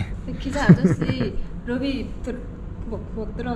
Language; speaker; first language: Korean; non-native, learner; Vietnamese